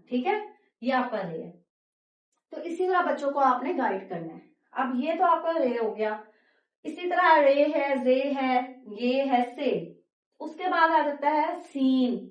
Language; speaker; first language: Urdu; native; Urdu